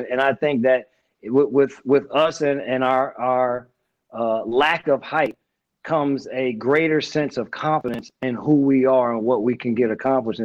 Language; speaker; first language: English; native; English